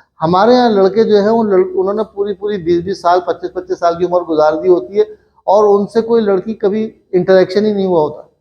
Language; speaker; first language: Urdu; native; Urdu